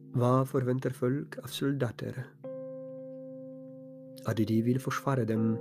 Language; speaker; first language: Norwegian; non-native, fluent; Polish